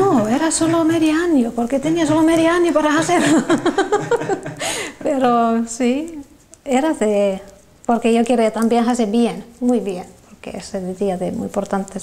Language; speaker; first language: Spanish; non-native, learner; Finnish